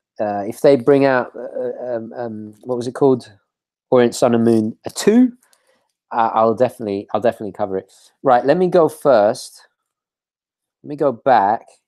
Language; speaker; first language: English; native; English